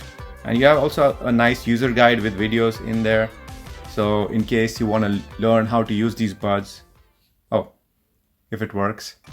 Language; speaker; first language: English; non-native, fluent; Dutch